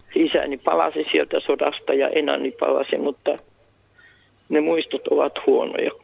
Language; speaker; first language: Finnish; native; Finnish